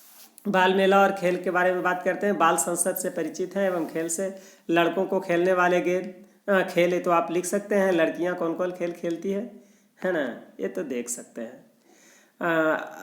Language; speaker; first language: Hindi; non-native, local second language; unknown